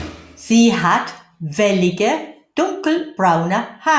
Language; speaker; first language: German; non-native, fluent; English